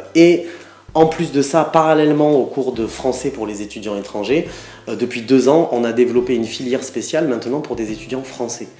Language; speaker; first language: French; native; French